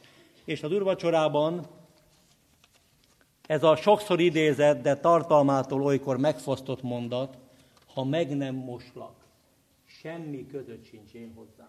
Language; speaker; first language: Hungarian; native; Hungarian